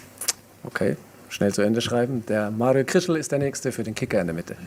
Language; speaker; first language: German; native; German